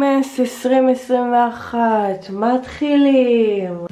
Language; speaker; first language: Hebrew; native; Hebrew